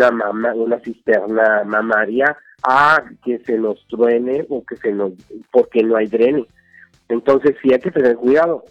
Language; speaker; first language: Spanish; native; Spanish